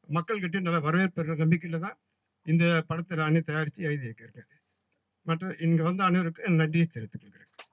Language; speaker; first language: Tamil; native; Tamil